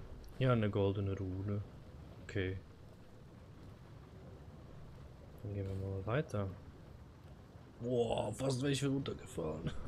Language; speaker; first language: German; native; German